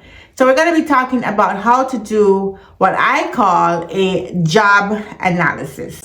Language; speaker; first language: English; native; English